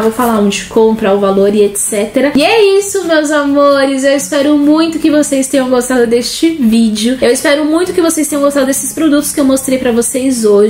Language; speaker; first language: Portuguese; native; Portuguese